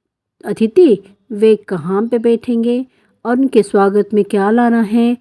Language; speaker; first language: Hindi; non-native, local second language; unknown